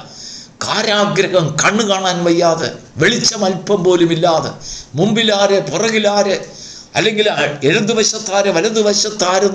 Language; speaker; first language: Malayalam; native; Malayalam